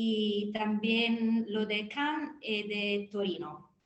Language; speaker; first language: Spanish; non-native, fluent; Italian